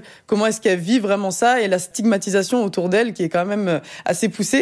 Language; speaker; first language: French; native; French